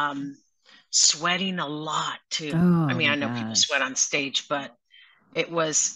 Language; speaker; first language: English; native; English